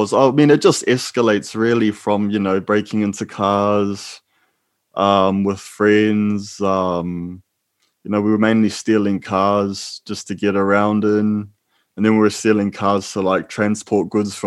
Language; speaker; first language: English; native; English